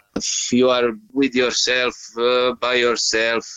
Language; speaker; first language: English; non-native, learner; Italian